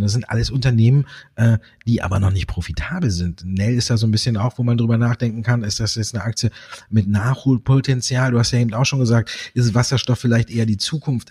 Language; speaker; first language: German; native; German